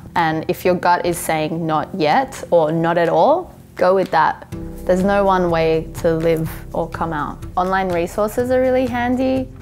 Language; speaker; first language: English; native; English